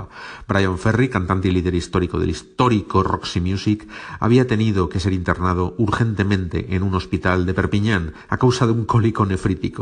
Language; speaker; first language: Spanish; native; Spanish